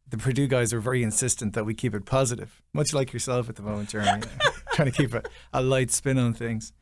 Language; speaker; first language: English; native; English